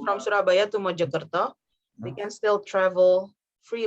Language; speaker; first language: English; non-native, fluent; Indonesian